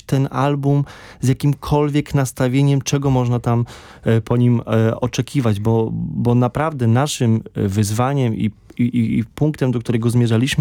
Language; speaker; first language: Polish; native; Polish